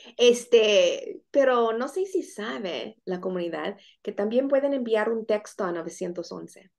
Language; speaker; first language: Spanish; native; Spanish